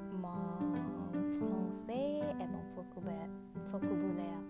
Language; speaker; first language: French; non-native, learner; Indonesian